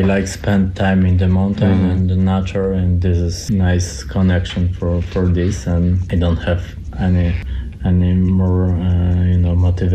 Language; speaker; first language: English; non-native, learner; Polish